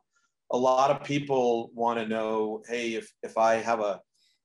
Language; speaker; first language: English; native; English